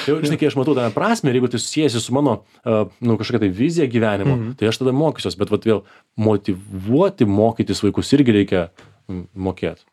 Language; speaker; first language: Lithuanian; native; Lithuanian